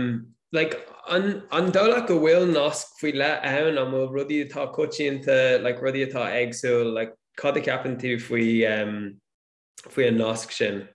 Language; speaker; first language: Irish; non-native, local second language; English